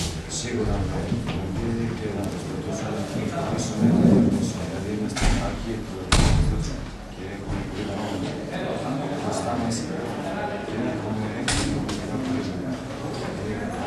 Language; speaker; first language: Greek; non-native, fluent; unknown